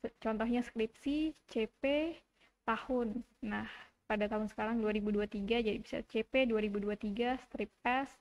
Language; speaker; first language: Indonesian; native; Indonesian